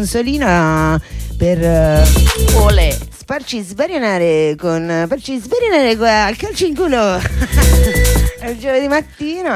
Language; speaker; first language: Italian; native; Italian